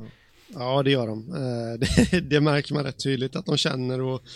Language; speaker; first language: Swedish; native; Swedish